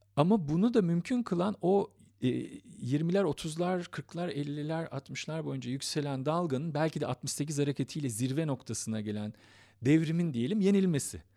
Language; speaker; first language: Turkish; native; Turkish